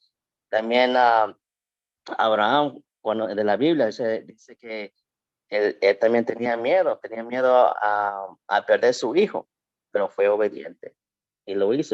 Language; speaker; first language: Spanish; early bilingual, heritage; Spanish